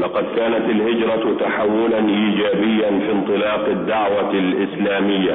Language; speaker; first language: Arabic; native; Arabic